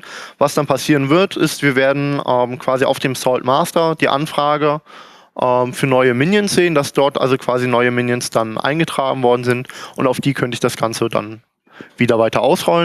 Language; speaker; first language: German; native; German